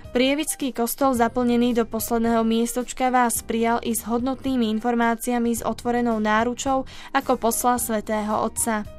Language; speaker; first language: Slovak; native; Slovak